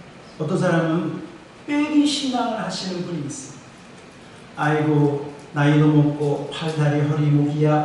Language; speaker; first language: Korean; native; Korean